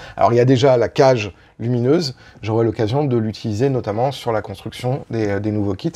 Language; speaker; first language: French; native; French